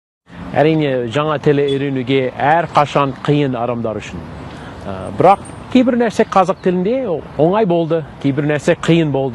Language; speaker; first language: Kazakh; non-native, learner; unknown